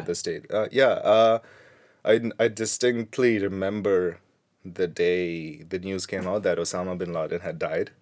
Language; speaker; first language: English; non-native, local second language; Punjabi